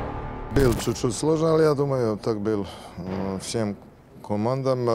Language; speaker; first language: Russian; non-native, learner; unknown